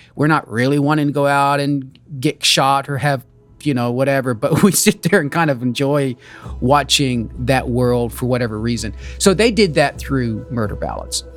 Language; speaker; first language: English; early bilingual, other home language; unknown